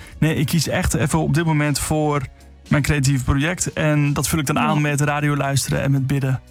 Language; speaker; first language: Dutch; native; Dutch